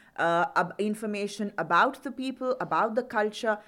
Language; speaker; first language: English; non-native, local second language; Hindi